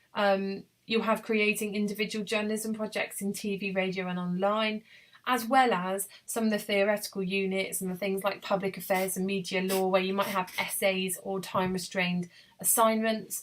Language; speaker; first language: English; native; English